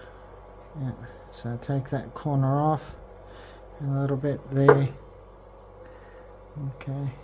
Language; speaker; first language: English; native; English